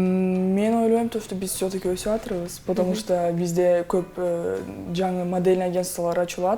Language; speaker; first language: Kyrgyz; non-native, local second language; Russian